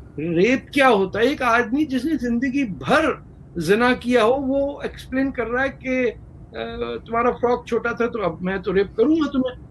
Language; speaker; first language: Urdu; native; Urdu